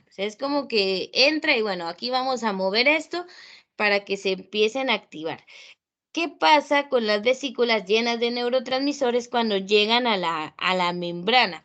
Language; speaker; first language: Spanish; native; Spanish